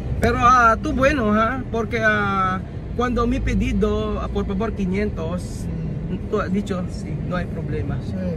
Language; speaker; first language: Spanish; non-native, learner; Filipino